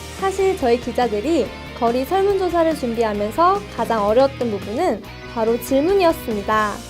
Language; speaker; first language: Korean; native; Korean